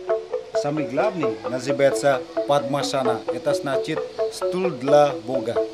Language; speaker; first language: Russian; non-native, learner; Indonesian